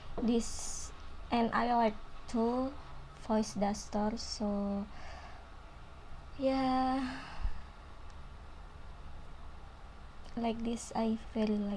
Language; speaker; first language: English; non-native, learner; Indonesian